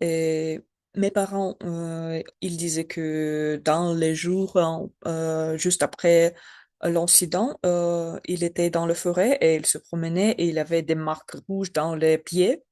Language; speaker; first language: French; non-native, learner; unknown